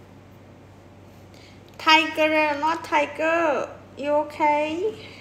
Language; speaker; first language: English; non-native, learner; Thai